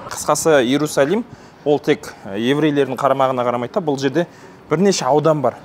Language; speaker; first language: Kazakh; native; Kazakh